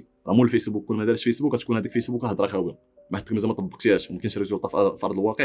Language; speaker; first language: Arabic; native; Arabic